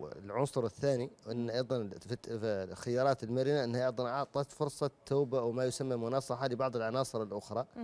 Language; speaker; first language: Arabic; native; Arabic